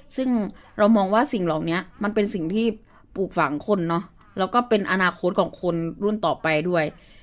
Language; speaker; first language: Thai; early bilingual, other home language; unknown